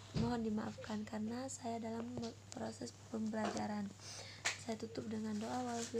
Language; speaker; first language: Indonesian; non-native, local second language; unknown